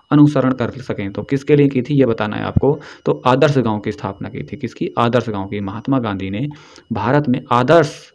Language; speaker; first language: Hindi; native; Hindi